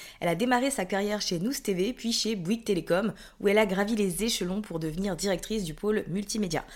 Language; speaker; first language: French; native; French